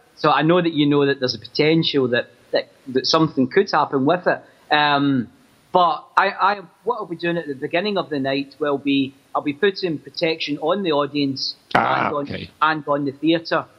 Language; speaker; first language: English; native; English